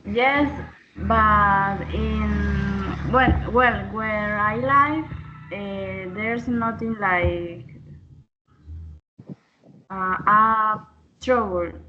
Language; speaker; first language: English; non-native, learner; Spanish